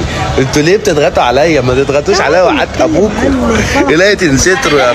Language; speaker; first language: Arabic; native; Arabic